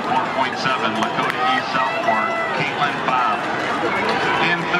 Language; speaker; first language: English; native; English